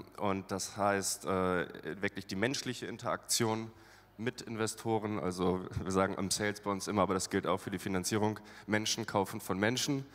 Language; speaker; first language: German; native; German